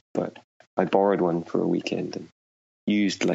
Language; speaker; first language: English; native; English